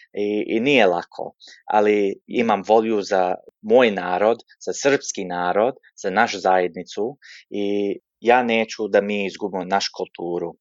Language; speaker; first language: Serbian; early bilingual, heritage; Serbian